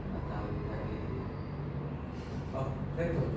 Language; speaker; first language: Indonesian; non-native, learner; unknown